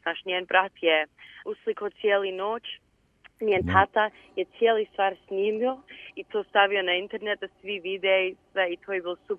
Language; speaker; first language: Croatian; early bilingual, heritage; Bosnian